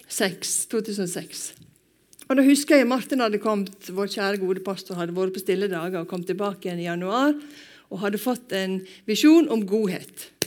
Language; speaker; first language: Norwegian; native; Norwegian